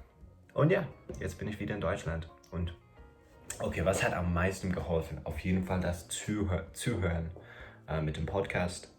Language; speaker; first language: German; non-native, fluent; English